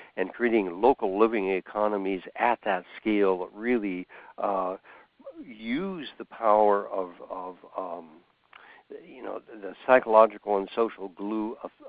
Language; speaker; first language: English; native; English